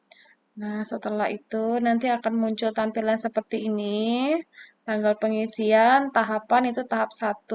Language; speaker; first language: Indonesian; native; Indonesian